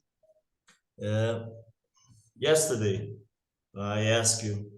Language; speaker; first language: English; non-native, learner; Portuguese